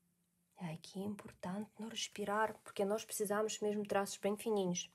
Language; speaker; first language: Portuguese; non-native, learner; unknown